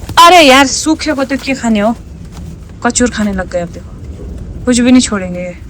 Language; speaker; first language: Hindi; non-native, local second language; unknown